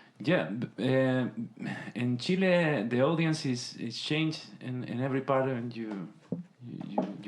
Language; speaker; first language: English; non-native, learner; Spanish